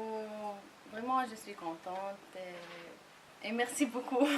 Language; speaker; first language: French; non-native, learner; Arabic